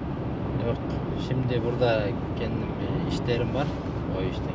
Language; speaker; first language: Turkish; non-native, learner; Kyrgyz